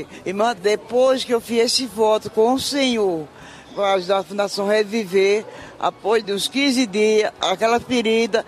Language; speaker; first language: Portuguese; native; Portuguese